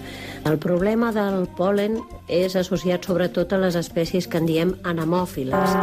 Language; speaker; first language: Catalan; native; Catalan